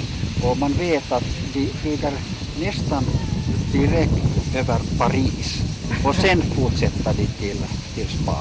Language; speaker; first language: Swedish; non-native, local second language; Finnish